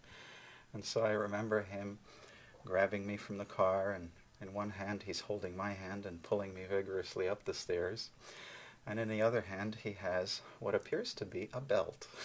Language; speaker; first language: English; native; English